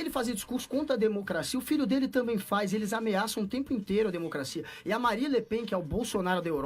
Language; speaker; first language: Portuguese; native; Portuguese